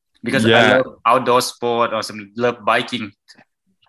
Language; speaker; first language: English; non-native, learner; Thai